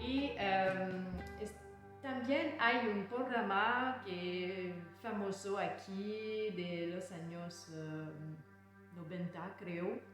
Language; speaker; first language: Spanish; non-native, learner; French